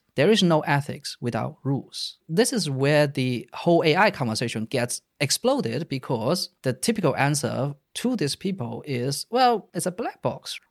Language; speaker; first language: English; non-native, fluent; Chinese